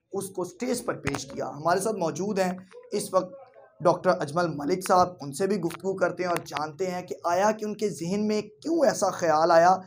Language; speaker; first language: Urdu; non-native, local second language; Punjabi